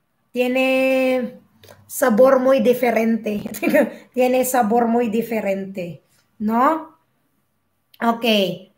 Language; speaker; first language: Spanish; non-native, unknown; Filipino